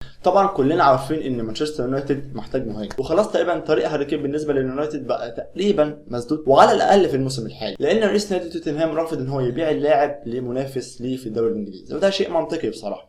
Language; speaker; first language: Arabic; native; Arabic